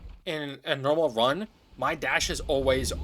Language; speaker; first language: English; native; English